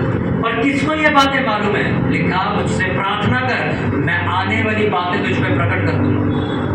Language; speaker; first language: Hindi; native; Hindi